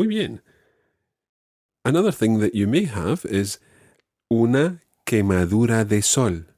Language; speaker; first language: Spanish; non-native, fluent; English